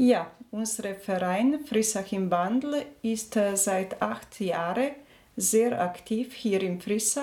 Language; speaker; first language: German; non-native, learner; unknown